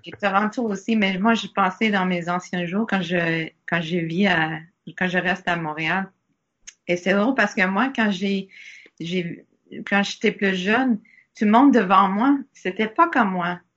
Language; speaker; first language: French; non-native, learner; English